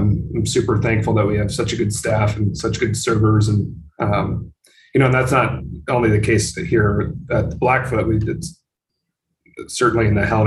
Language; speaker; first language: English; native; English